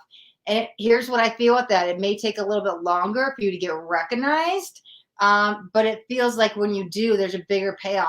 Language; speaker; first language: English; native; English